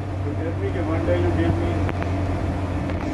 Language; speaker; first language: English; non-native, learner; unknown